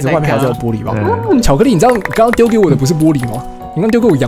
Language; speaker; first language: Chinese; native; Chinese